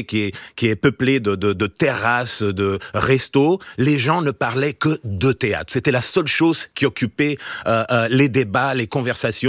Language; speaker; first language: French; non-native, fluent; Portuguese